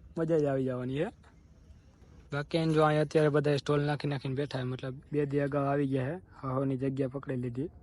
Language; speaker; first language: Gujarati; native; Gujarati